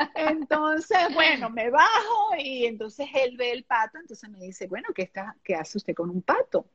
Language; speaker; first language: Spanish; non-native, local second language; German